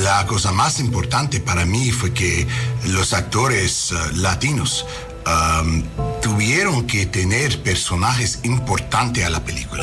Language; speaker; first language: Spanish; non-native, learner; English